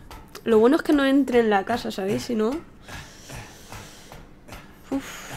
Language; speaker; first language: Spanish; native; Spanish